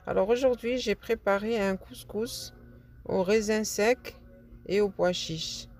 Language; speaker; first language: French; non-native, local second language; Arabic